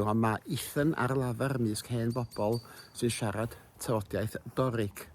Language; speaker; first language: Welsh; native; Welsh